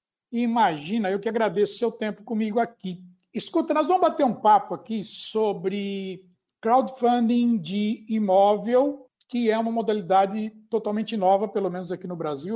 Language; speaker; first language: Portuguese; native; Portuguese